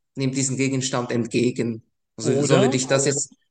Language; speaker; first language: German; early bilingual, other home language; Slovak